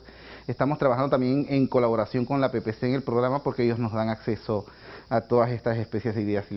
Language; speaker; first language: Spanish; native; Spanish